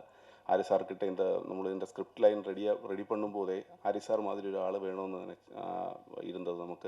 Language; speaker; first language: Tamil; non-native, learner; Malayalam